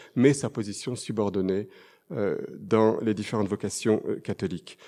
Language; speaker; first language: French; native; French